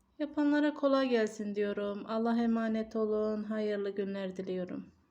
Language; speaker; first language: Turkish; native; Turkish